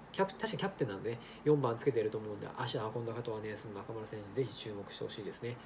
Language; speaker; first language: Japanese; native; Japanese